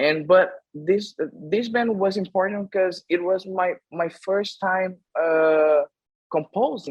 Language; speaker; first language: English; non-native, fluent; Portuguese